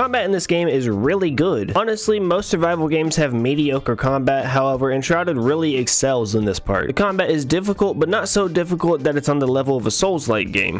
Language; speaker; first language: English; native; English